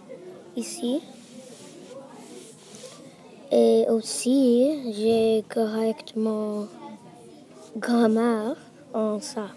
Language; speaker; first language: French; non-native, learner; English